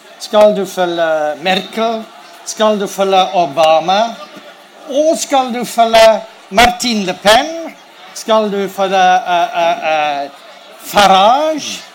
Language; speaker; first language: Norwegian; non-native, learner; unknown